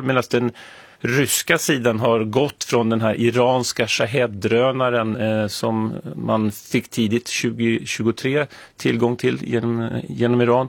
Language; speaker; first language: Swedish; native; Swedish